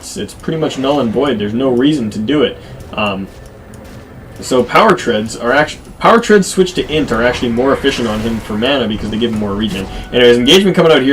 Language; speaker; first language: English; native; English